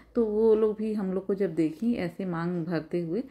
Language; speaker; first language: Hindi; native; Hindi